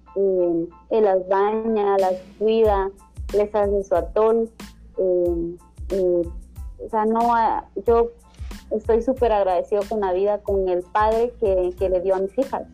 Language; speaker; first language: Spanish; native; Spanish